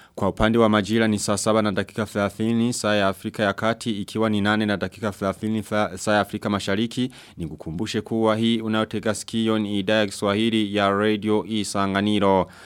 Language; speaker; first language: Swahili; non-native, local second language; Rundi